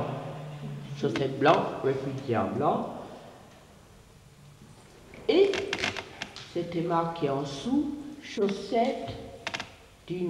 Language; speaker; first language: French; non-native, fluent; English